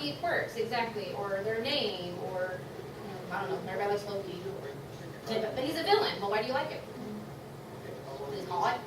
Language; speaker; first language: English; native; English